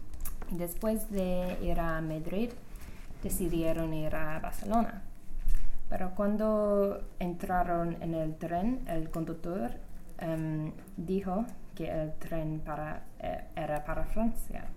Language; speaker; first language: Spanish; non-native, learner; English